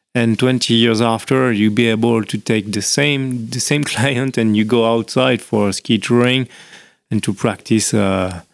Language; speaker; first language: English; non-native, learner; French